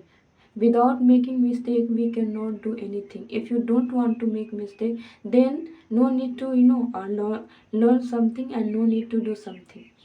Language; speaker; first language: English; non-native, fluent; Hindi